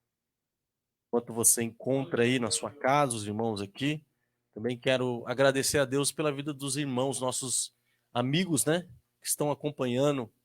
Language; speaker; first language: Portuguese; native; Portuguese